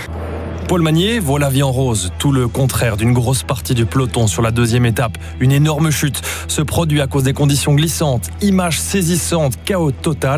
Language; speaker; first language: French; native; French